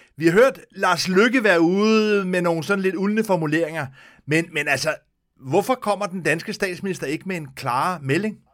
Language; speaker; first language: Danish; native; Danish